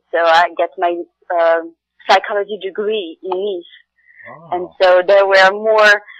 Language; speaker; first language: English; non-native, fluent; Arabic